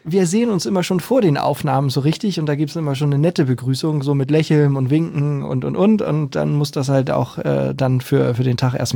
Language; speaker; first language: German; native; German